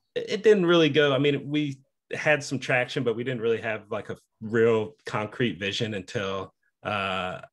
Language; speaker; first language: English; native; English